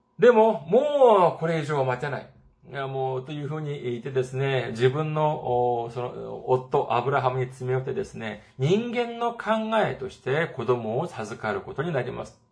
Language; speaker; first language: Japanese; non-native, fluent; Korean